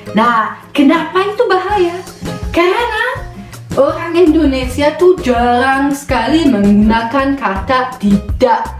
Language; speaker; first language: Indonesian; non-native, fluent; German